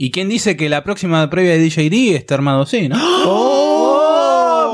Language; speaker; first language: Spanish; native; Spanish